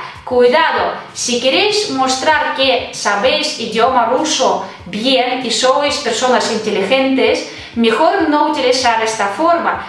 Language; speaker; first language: Spanish; non-native, fluent; Russian